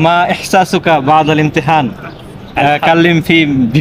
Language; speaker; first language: Arabic; non-native, fluent; Bangla